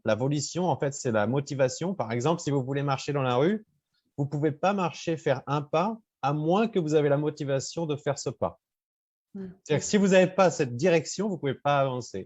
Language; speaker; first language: French; native; French